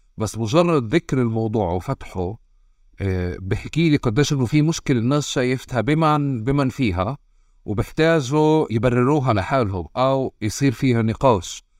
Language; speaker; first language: Arabic; native; Arabic